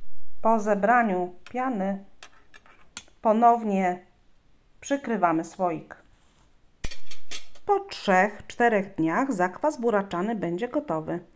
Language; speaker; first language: Polish; native; Polish